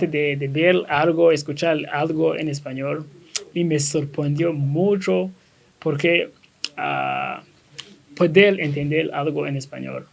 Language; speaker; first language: Spanish; non-native, learner; Kinyarwanda